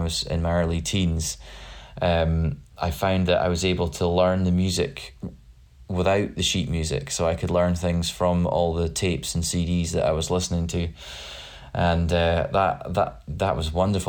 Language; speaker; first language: English; native; English